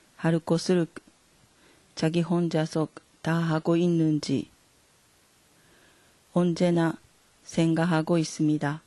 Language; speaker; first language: Korean; non-native, fluent; Japanese